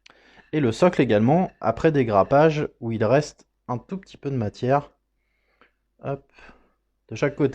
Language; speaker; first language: French; native; French